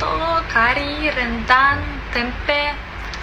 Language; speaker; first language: Indonesian; non-native, fluent; Russian